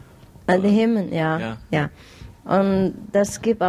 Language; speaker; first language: German; non-native, learner; Vietnamese